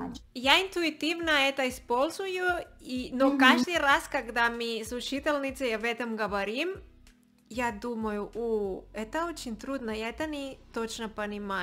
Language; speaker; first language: Russian; non-native, learner; Spanish